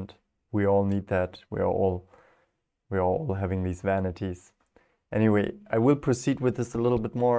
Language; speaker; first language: English; non-native, fluent; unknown